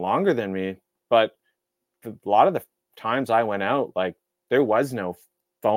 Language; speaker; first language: English; native; English